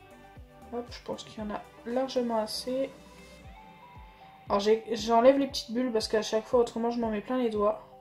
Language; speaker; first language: French; native; French